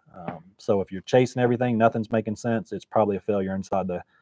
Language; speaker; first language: English; native; English